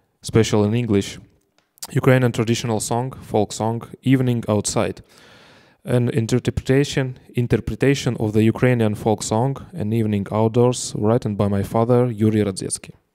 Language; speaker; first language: English; non-native, learner; Ukrainian